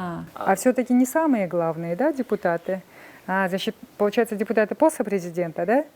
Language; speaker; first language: Russian; non-native, local second language; Kyrgyz